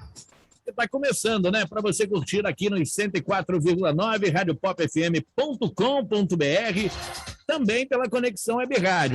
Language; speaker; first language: Portuguese; native; Portuguese